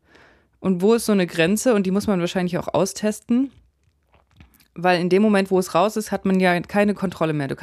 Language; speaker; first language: German; native; German